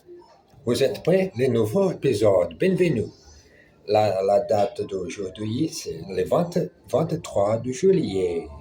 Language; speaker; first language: French; non-native, learner; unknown